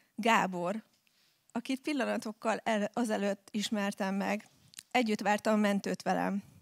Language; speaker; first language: Hungarian; native; Hungarian